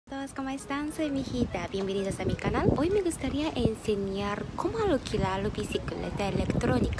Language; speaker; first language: Spanish; non-native, fluent; Japanese